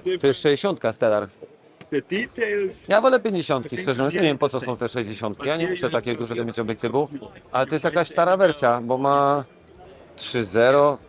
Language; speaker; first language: Polish; native; Polish